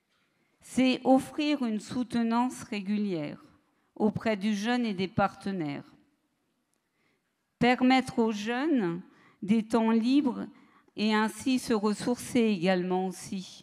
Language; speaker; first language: French; native; French